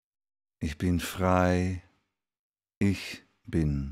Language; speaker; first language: German; non-native, fluent; Dutch